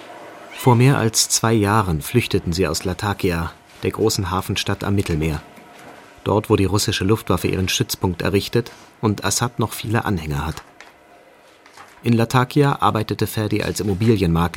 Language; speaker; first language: German; native; German